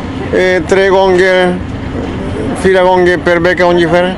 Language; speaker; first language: Swedish; non-native, learner; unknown